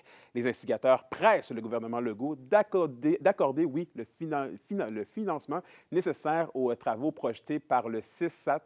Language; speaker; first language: French; native; French